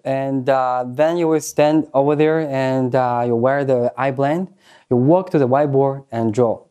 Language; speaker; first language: English; non-native, fluent; Chinese